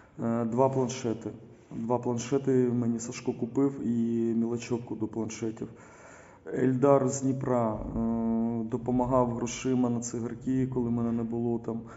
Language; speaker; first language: Ukrainian; non-native, local second language; Russian